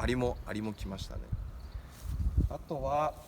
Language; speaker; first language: Japanese; native; Japanese